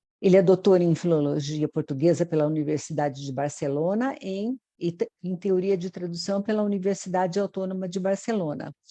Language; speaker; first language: Portuguese; native; Portuguese